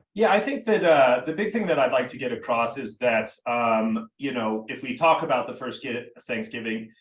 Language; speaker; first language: English; native; English